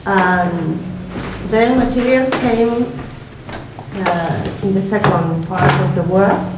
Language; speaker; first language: English; non-native, learner; Spanish